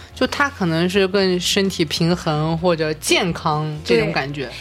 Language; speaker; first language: Chinese; native; Chinese